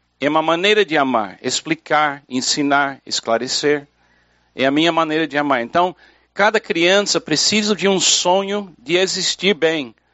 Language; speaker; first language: Portuguese; non-native, fluent; English